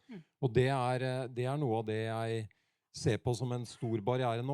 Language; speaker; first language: Norwegian; native; Norwegian